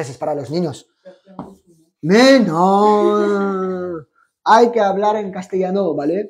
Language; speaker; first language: Spanish; non-native, fluent; French